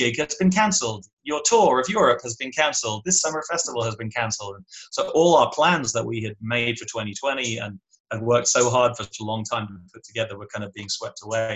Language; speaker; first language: English; native; English